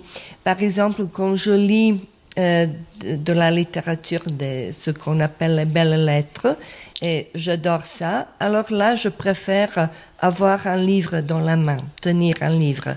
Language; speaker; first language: French; non-native, fluent; Croatian